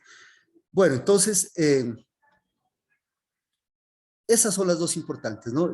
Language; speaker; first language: Spanish; native; Spanish